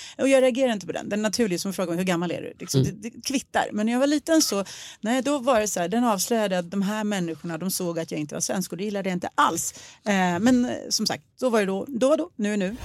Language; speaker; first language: Swedish; early bilingual, other home language; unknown